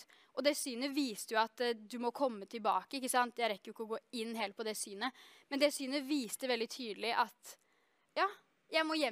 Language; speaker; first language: Norwegian; native; Norwegian